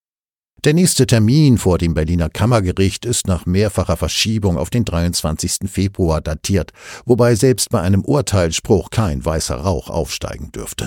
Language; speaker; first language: German; native; German